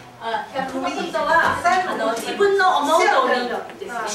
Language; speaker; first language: Japanese; non-native, fluent; Chinese